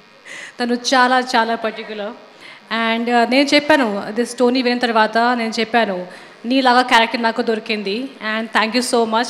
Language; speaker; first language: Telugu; non-native, fluent; Hindi